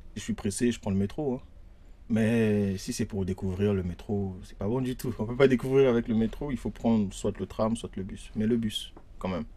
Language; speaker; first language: French; non-native, local second language; Lingala